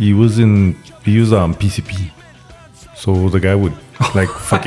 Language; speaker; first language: English; early bilingual, other home language; Spanish